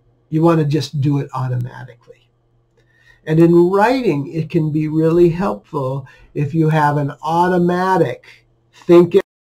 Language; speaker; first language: English; native; English